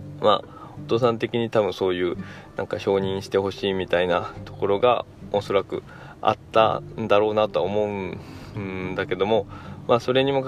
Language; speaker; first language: Japanese; native; Japanese